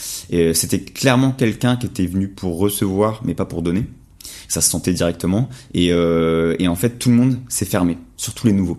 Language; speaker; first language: French; native; French